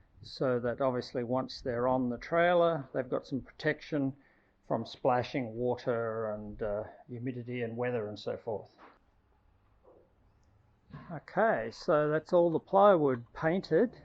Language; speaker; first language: English; native; English